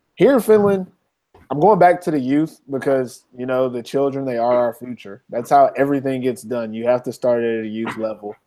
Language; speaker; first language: English; native; English